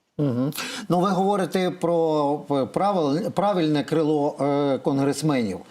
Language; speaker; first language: Ukrainian; native; Ukrainian